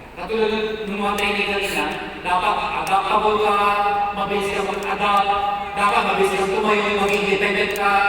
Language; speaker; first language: Filipino; native; Filipino